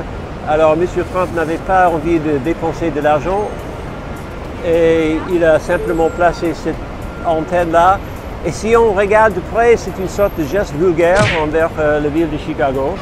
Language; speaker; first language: French; non-native, fluent; English